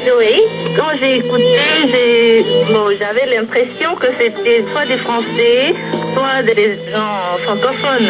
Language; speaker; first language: French; early bilingual, other home language; Korean